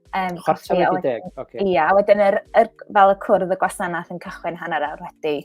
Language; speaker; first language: Welsh; non-native, local second language; English